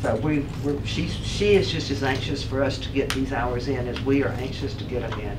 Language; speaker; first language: English; native; English